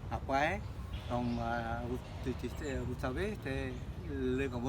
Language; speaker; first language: French; non-native, fluent; Khmer